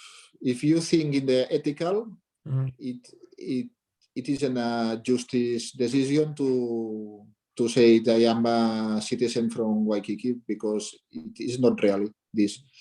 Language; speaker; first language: English; non-native, learner; Catalan